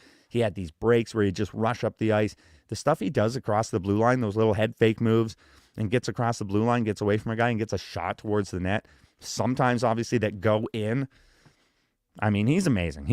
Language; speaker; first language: English; native; English